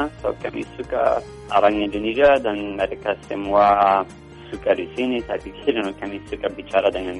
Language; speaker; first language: Indonesian; non-native, learner; English